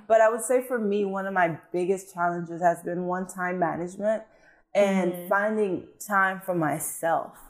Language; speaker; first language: English; early bilingual, other home language; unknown